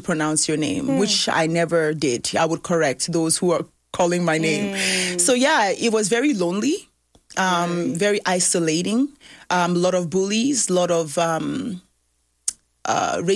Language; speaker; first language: English; early bilingual, other home language; Yoruba